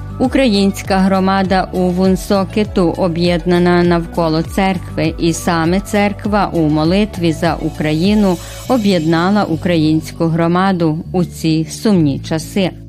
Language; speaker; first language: Ukrainian; early bilingual, heritage; Ukrainian